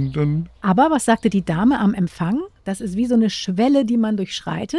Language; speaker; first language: German; native; German